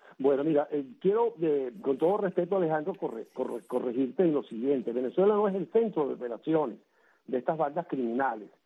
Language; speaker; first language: Spanish; native; Spanish